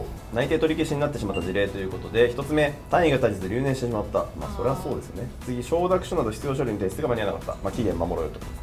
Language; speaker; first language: Japanese; native; Japanese